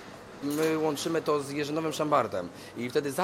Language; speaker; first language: Polish; native; Polish